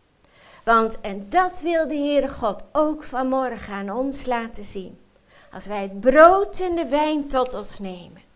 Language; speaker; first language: Dutch; native; Dutch